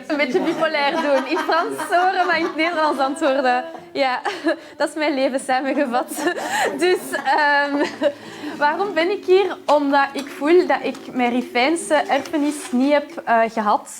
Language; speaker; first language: Dutch; non-native, local second language; French